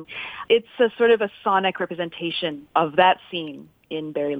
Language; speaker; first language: English; non-native, local second language; French